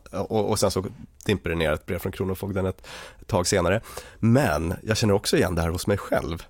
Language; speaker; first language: Swedish; native; Swedish